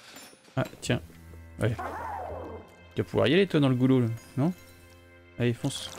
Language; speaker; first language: French; native; French